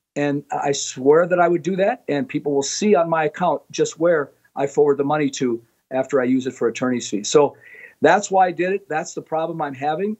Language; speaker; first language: English; native; English